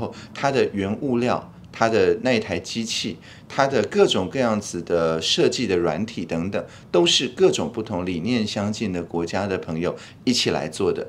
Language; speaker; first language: Chinese; native; Chinese